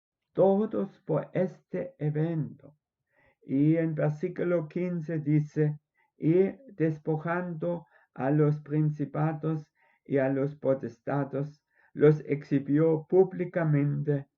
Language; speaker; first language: Spanish; non-native, fluent; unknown